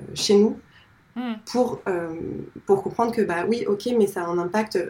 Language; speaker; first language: French; native; French